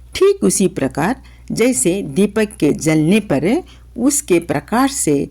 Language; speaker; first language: Hindi; non-native, local second language; Telugu